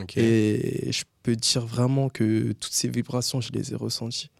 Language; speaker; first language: French; native; French